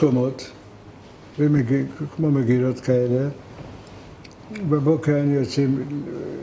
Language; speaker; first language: Hebrew; non-native, fluent; Hungarian